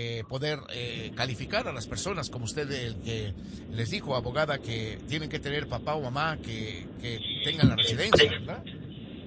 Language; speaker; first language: Spanish; native; Spanish